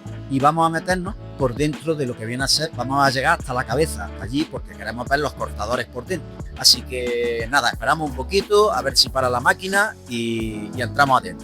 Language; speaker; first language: Spanish; native; Spanish